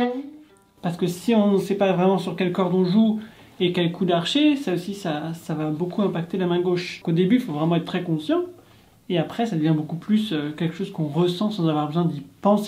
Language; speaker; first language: French; native; French